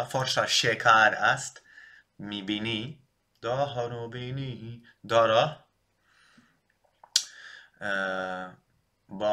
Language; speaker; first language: Persian; non-native, learner; Dutch